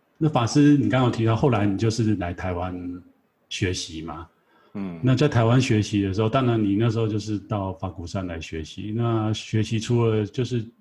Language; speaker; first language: Chinese; native; Chinese